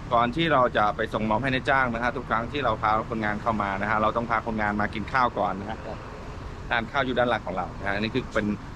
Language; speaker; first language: Thai; native; Thai